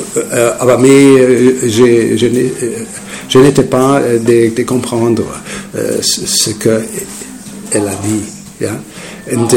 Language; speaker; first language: French; non-native, learner; German